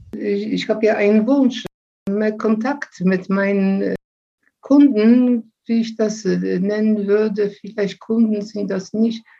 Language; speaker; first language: German; non-native, fluent; Polish